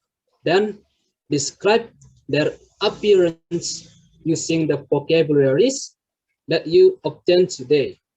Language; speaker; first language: English; non-native, learner; Indonesian